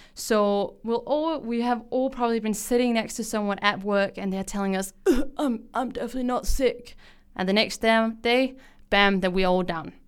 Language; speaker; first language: English; non-native, fluent; Danish